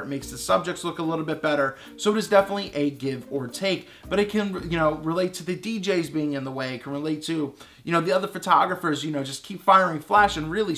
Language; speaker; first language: English; native; English